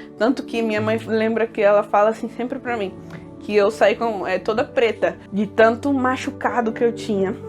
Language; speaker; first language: Portuguese; early bilingual, heritage; Portuguese